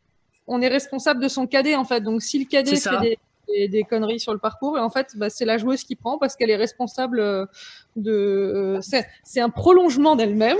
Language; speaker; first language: French; native; French